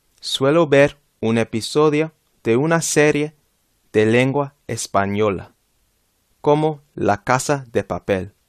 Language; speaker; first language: Spanish; non-native, fluent; English